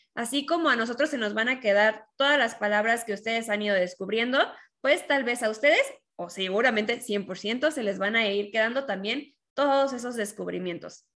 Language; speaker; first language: Spanish; native; Spanish